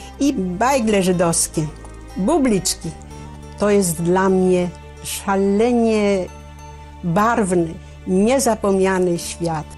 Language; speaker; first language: Polish; native; Polish